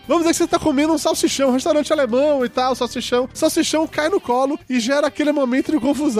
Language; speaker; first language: Portuguese; native; Portuguese